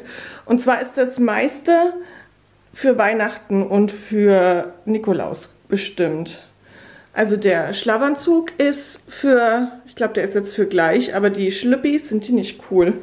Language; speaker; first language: German; native; German